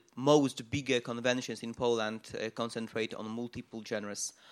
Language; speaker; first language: English; non-native, fluent; Polish